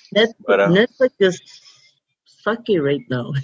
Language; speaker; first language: English; non-native, fluent; Cree